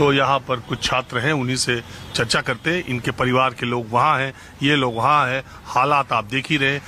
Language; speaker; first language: Hindi; native; Hindi